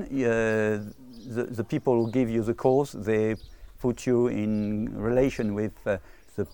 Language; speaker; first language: English; non-native, fluent; French